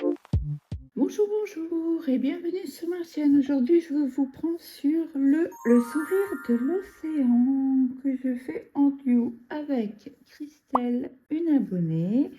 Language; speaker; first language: French; native; French